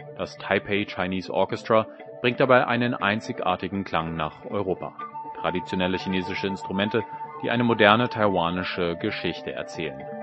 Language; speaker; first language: German; native; German